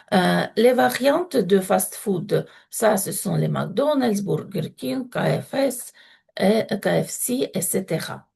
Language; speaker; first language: French; non-native, fluent; Ukrainian